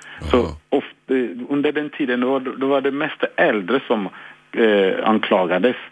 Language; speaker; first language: Swedish; non-native, fluent; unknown